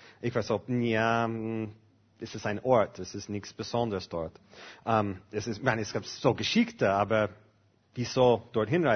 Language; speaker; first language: German; non-native, fluent; English